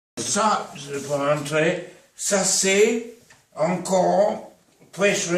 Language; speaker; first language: French; non-native, fluent; English